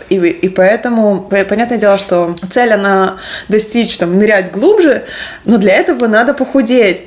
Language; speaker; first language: Russian; native; Russian